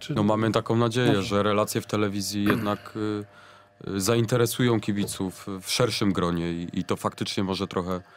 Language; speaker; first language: Polish; native; Polish